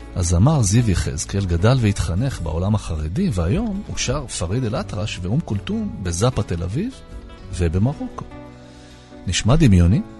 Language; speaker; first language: Hebrew; native; Hebrew